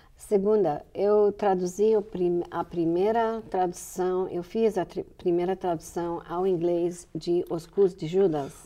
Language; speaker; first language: Portuguese; early bilingual, other home language; English